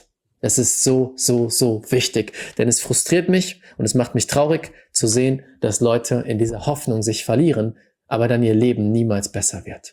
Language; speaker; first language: German; native; German